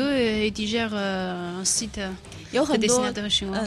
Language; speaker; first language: French; non-native, learner; Chinese